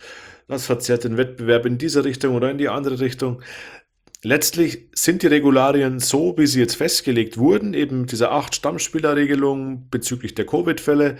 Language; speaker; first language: German; native; German